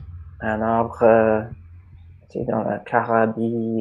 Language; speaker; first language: French; non-native, learner; English